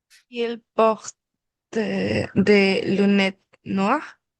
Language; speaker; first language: French; non-native, learner; Spanish